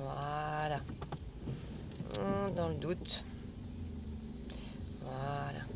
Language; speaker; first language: French; native; French